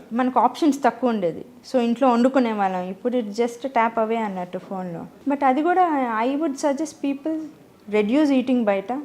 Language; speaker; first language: Telugu; native; Telugu